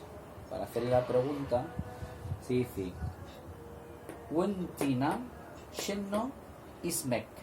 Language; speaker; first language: Spanish; non-native, fluent; Arabic